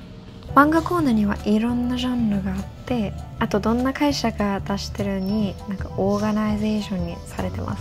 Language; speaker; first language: Japanese; non-native, fluent; English